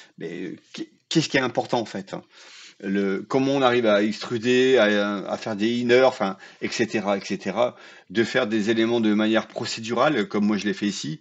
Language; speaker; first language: French; native; French